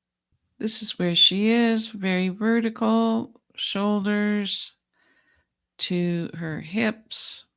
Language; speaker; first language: English; native; English